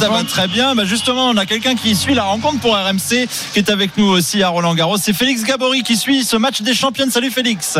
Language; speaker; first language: French; native; French